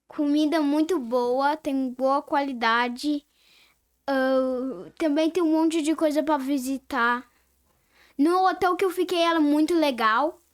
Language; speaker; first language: Portuguese; early bilingual, heritage; Portuguese